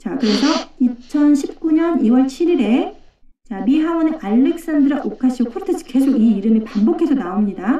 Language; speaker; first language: Korean; native; Korean